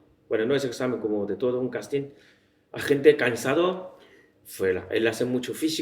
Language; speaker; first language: Spanish; non-native, learner; Chinese